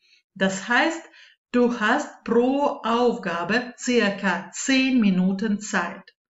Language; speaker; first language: German; non-native, fluent; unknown